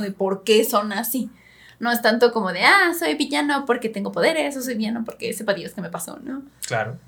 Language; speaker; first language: Spanish; native; Spanish